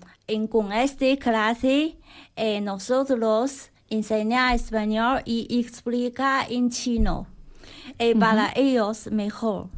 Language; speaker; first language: Spanish; non-native, learner; Chinese